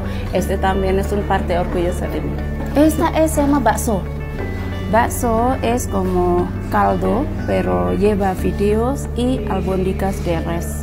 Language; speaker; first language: Spanish; non-native, learner; Indonesian